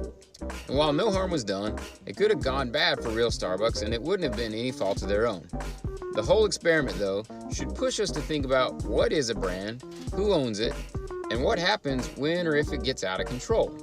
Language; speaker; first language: English; native; English